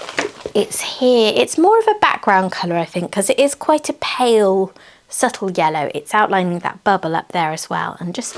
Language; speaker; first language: English; native; English